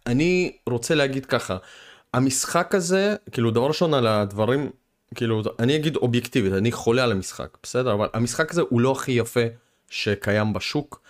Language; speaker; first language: Hebrew; early bilingual, other home language; Russian